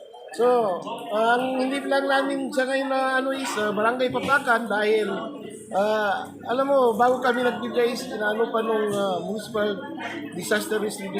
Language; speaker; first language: Filipino; non-native, local second language; Maguindanaon